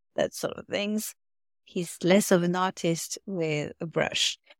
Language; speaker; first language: English; non-native, fluent; French